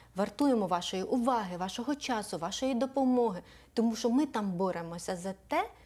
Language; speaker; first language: Ukrainian; native; Ukrainian